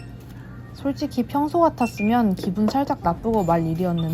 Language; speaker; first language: Korean; native; Korean